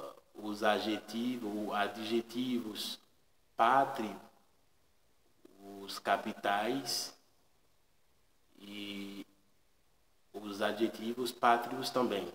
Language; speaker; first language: Portuguese; non-native, learner; Haitian Creole